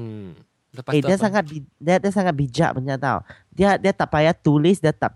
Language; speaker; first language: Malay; non-native, local second language; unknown